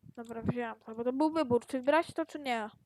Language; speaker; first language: Polish; native; Polish